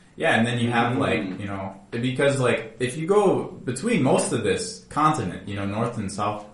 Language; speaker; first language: English; native; English